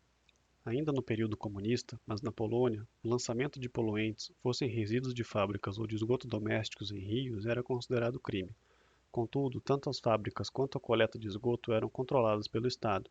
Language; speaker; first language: Portuguese; native; Portuguese